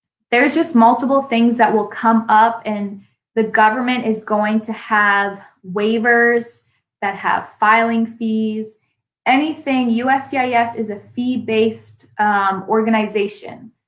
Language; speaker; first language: English; native; English